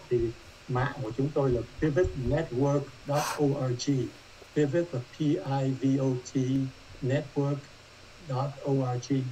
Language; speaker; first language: Vietnamese; native; Vietnamese